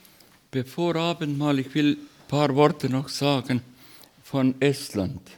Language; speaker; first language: German; non-native, learner; Estonian